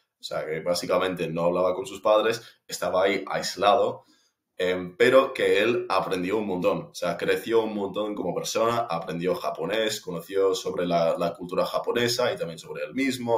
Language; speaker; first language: Spanish; non-native, fluent; English